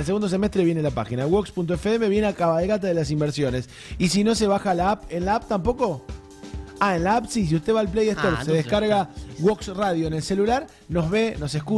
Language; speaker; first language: Spanish; native; Spanish